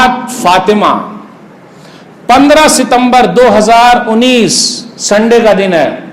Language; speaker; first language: Hindi; native; Hindi